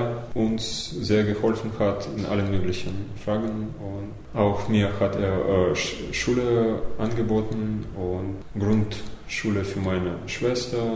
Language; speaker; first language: German; early bilingual, other home language; Russian